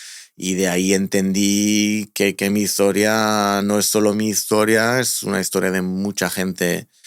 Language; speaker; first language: Spanish; non-native, fluent; Hebrew